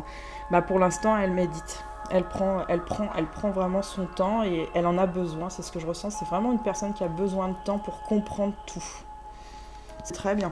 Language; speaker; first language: French; native; French